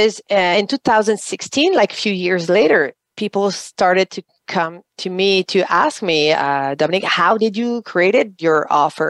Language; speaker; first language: English; non-native, fluent; French